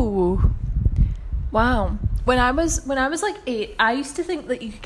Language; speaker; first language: English; native; English